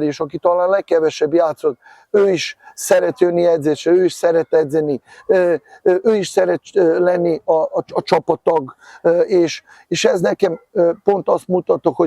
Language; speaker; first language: Hungarian; non-native, fluent; Serbian